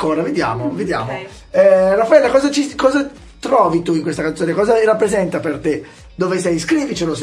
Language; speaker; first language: Italian; native; Italian